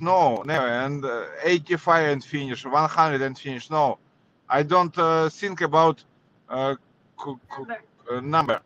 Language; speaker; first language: English; non-native, learner; Russian